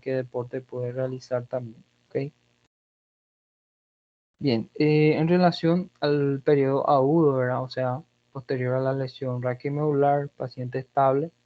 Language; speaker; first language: Spanish; non-native, fluent; Portuguese